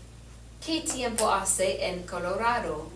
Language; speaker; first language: Spanish; non-native, learner; English